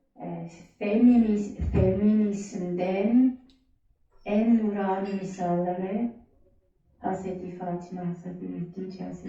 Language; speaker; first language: Turkish; non-native, learner; German